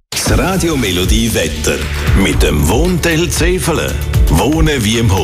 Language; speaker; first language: German; native; German